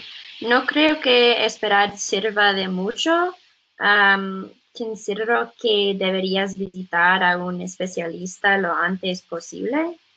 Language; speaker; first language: Spanish; non-native, learner; English